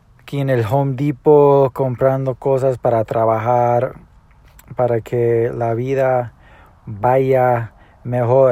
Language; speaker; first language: Spanish; early bilingual, heritage; Spanish